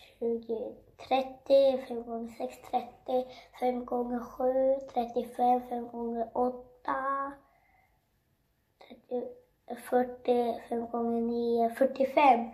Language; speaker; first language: Swedish; early bilingual, other home language; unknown